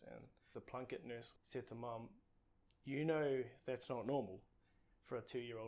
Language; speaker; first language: English; non-native, local second language; Māori